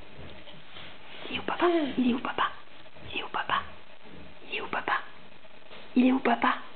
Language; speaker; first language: French; native; French